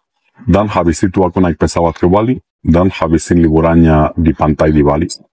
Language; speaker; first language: Indonesian; non-native, fluent; Spanish